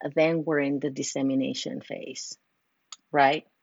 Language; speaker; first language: English; non-native, fluent; Spanish